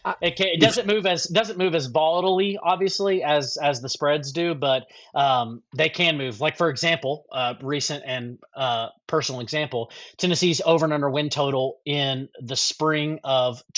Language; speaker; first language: English; native; English